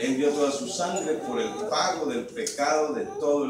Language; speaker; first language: Spanish; native; Spanish